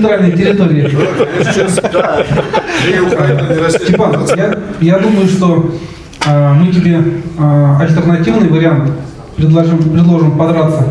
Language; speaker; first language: Russian; native; Russian